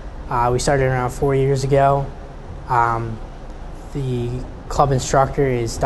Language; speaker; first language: English; native; English